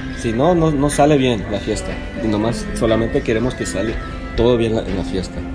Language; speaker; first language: Spanish; early bilingual, heritage; Spanish